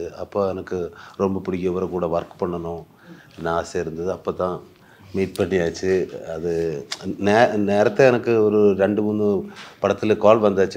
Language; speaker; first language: Tamil; non-native, learner; Malayalam